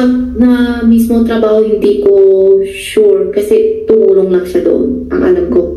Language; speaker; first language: Filipino; non-native, learner; Chinese